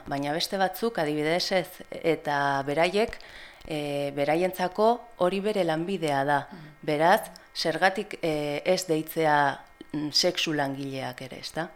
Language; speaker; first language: Basque; non-native, local second language; Spanish